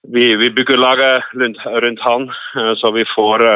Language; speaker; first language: Norwegian; non-native, fluent; Dutch